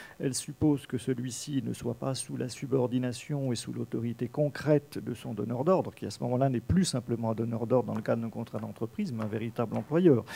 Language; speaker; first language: French; native; French